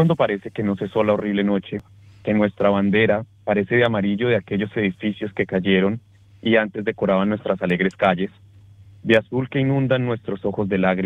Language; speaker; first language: Spanish; native; Spanish